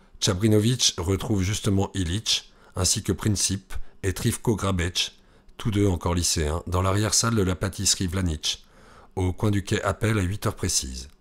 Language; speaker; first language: French; native; French